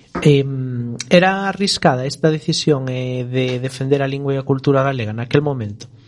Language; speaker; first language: Galician; non-native, local second language; Spanish